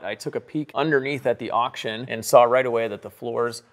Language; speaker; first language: English; native; English